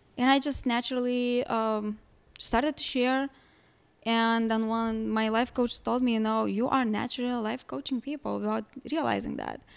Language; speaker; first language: English; non-native, fluent; Lithuanian